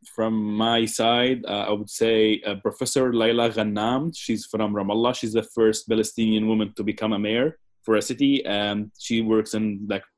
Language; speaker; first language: English; non-native, fluent; Arabic